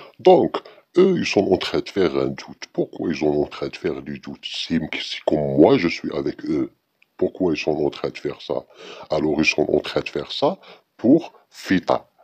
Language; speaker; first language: French; non-native, learner; Arabic